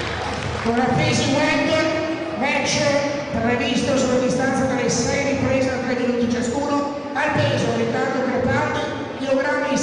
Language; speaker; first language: Italian; native; Italian